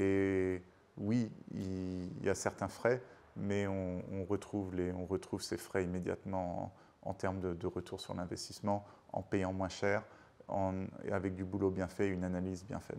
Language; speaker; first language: French; native; French